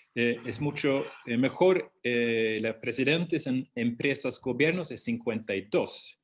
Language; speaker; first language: Spanish; non-native, fluent; Swedish